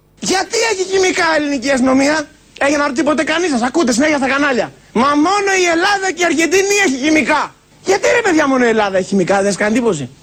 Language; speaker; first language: Greek; native; Greek